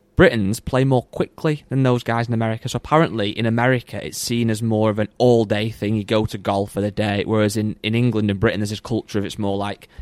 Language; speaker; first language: English; native; English